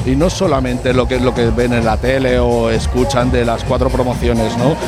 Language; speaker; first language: Spanish; native; Spanish